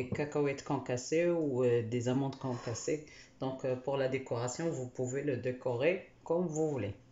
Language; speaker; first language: French; non-native, local second language; Arabic